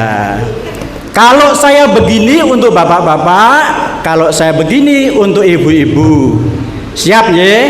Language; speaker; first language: Indonesian; native; Indonesian